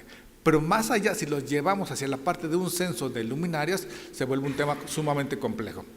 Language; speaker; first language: Spanish; native; Spanish